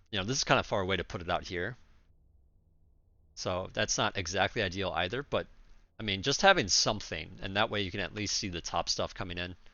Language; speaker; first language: English; native; English